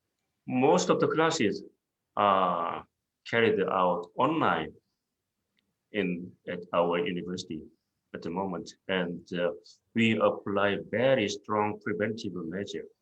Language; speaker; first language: English; non-native, fluent; Korean